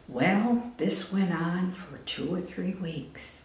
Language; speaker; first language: English; native; English